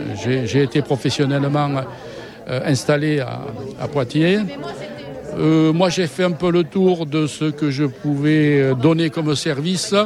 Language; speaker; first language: French; native; French